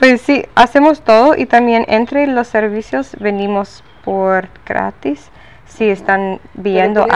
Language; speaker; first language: Spanish; non-native, learner; English